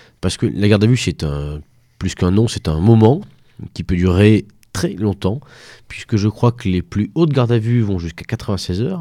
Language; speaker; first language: French; native; French